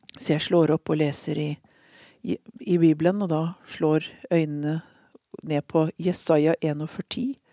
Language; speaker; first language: Norwegian; native; Norwegian